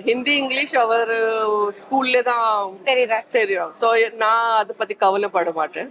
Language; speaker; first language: Tamil; non-native, fluent; Gujarati